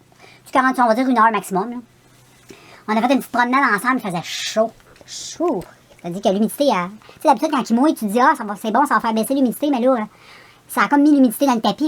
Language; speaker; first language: French; native; French